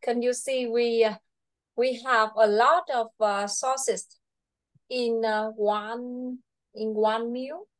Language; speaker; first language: English; non-native, fluent; Vietnamese